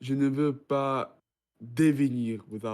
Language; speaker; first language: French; non-native, learner; Russian